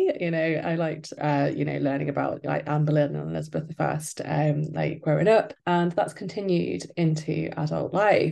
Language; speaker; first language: English; native; English